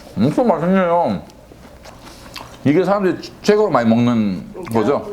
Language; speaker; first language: Korean; non-native, learner; English